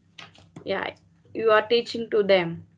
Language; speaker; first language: English; non-native, learner; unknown